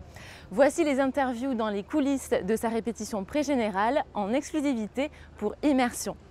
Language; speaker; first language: French; native; French